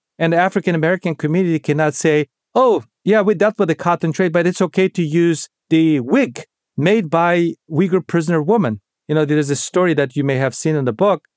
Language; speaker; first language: English; non-native, fluent; Uyghur